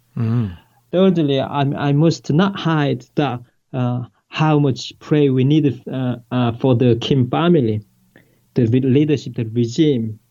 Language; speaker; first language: English; non-native, fluent; Korean